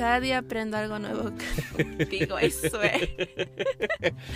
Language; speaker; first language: Spanish; early bilingual, heritage; Spanish